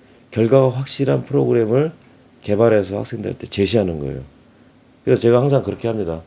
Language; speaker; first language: Korean; native; Korean